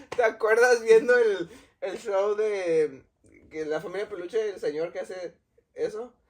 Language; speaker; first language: Spanish; early bilingual, heritage; Spanish